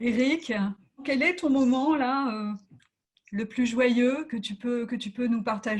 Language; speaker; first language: French; native; French